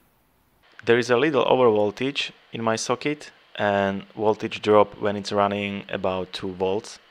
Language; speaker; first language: English; non-native, fluent; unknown